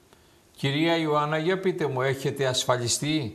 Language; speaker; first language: Greek; native; Greek